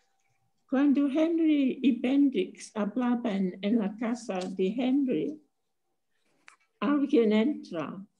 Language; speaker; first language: Spanish; non-native, fluent; English